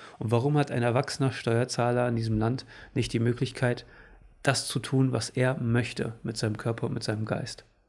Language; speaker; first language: German; early bilingual, other home language; Portuguese